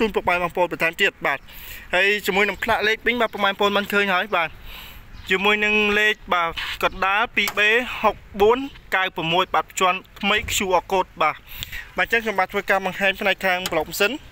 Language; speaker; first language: Khmer; native; Khmer